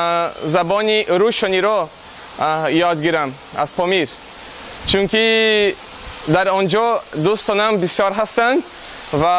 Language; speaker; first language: Persian; non-native, learner; Portuguese